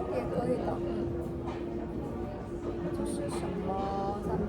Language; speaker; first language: Chinese; non-native, fluent; Korean